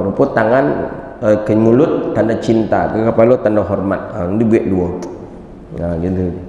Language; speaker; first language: Malay; non-native, local second language; Minangkabau